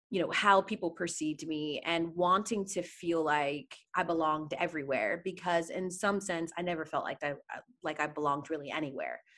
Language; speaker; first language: English; native; English